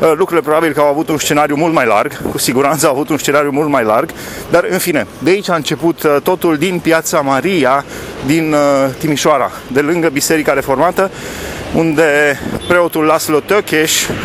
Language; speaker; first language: Romanian; native; Romanian